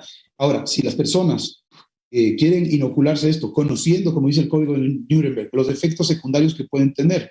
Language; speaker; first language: Spanish; native; Spanish